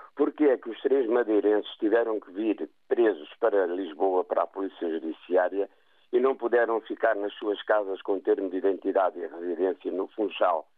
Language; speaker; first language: Portuguese; native; Portuguese